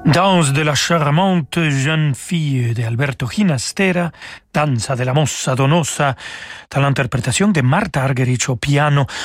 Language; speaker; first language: French; non-native, fluent; Spanish